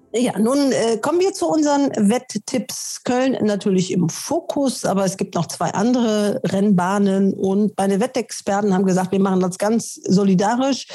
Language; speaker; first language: German; native; German